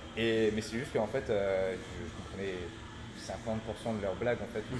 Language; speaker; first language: French; native; French